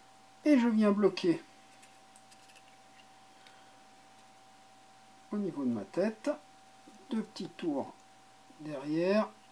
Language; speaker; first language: French; native; French